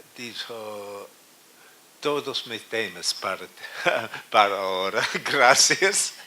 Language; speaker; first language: Spanish; non-native, learner; English